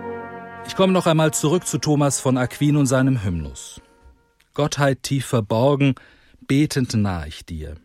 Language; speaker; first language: German; native; German